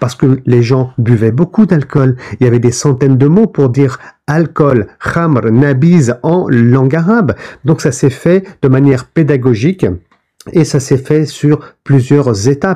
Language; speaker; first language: French; native; French